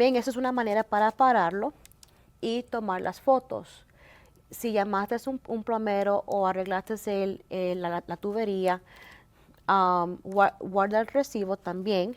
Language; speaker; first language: Spanish; early bilingual, heritage; Spanish